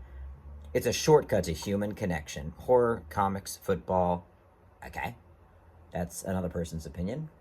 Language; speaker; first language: English; native; English